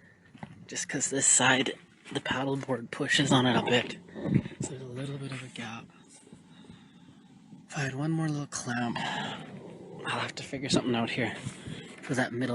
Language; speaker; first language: English; native; English